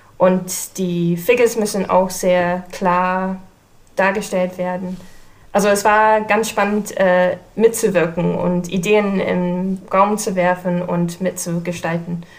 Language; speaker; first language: German; non-native, fluent; English